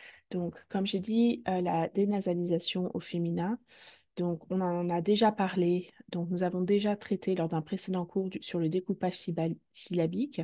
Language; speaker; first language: French; native; French